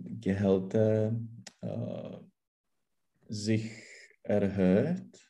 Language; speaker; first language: German; non-native, learner; Czech